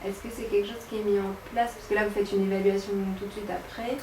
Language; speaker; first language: French; native; French